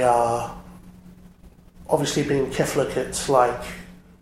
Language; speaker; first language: English; native; English